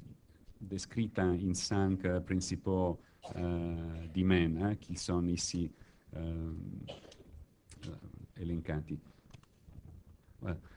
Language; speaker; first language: French; non-native, learner; Italian